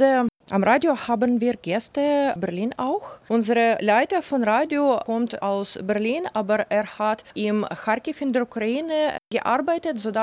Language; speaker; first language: German; non-native, learner; Ukrainian